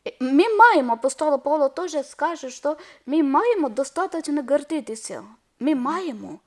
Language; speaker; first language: Ukrainian; non-native, learner; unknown